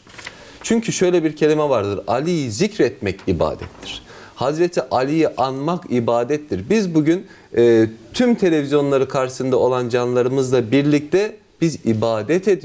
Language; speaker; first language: Turkish; native; Turkish